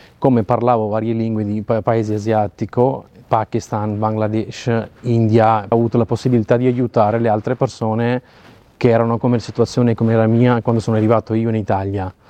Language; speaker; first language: Italian; non-native, learner; Urdu